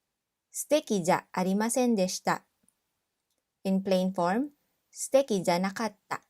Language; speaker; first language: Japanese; non-native, fluent; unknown